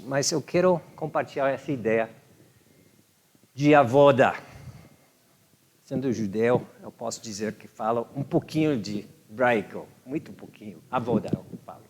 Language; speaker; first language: Portuguese; non-native, fluent; English